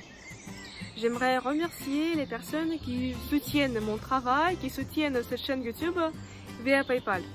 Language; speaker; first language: French; non-native, fluent; Russian